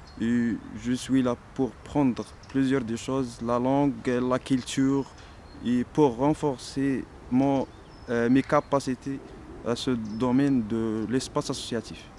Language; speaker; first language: French; non-native, local second language; Arabic